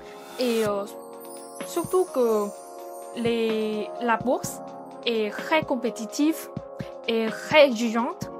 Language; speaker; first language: French; non-native, fluent; Vietnamese